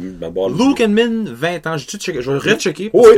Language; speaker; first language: French; native; French